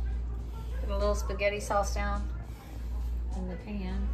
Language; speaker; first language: English; native; English